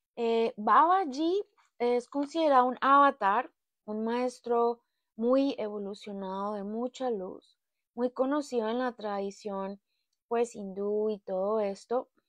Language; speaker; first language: Spanish; native; Spanish